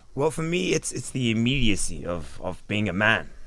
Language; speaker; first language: English; non-native, local second language; Xhosa